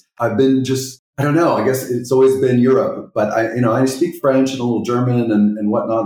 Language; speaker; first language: English; native; English